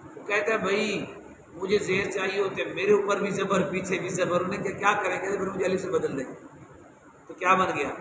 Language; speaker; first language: Urdu; non-native, local second language; Punjabi